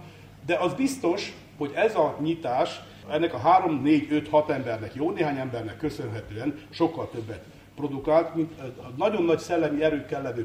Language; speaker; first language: Hungarian; native; Hungarian